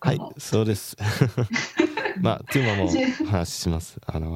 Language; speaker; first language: Japanese; non-native, learner; English